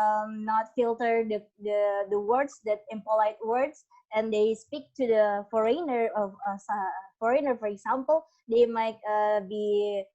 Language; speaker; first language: English; non-native, learner; Indonesian